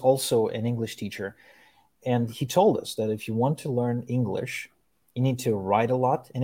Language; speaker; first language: English; early bilingual, other home language; Ukrainian